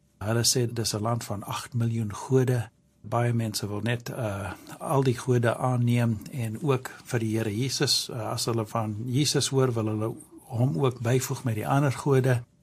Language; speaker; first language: Afrikaans; early bilingual, heritage; English